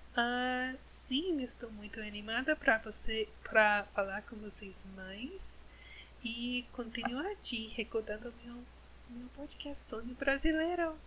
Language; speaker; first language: Portuguese; non-native, learner; English